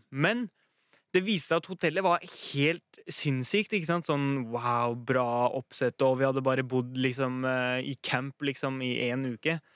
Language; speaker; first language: Norwegian; early bilingual, other home language; Arabic